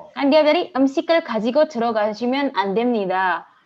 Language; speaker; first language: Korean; non-native, fluent; Indonesian